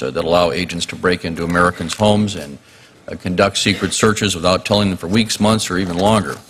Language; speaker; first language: English; native; English